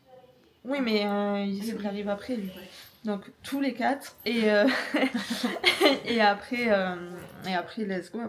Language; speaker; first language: French; native; French